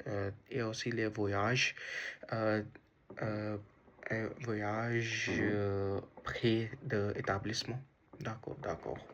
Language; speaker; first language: French; non-native, learner; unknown